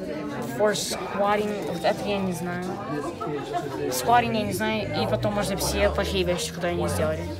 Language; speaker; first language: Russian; early bilingual, heritage; Russian